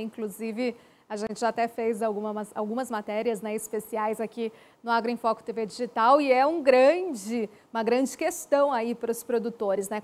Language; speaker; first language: Portuguese; native; Portuguese